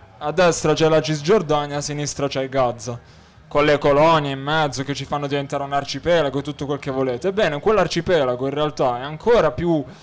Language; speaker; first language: Italian; early bilingual, other home language; Arabic